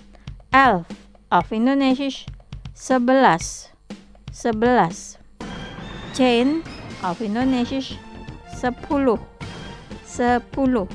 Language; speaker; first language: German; non-native, fluent; Indonesian